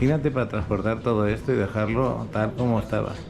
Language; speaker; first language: Spanish; native; Spanish